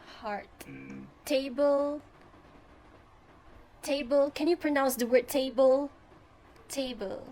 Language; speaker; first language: English; non-native, fluent; Malay